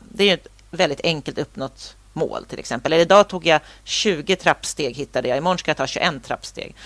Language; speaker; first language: Swedish; native; Swedish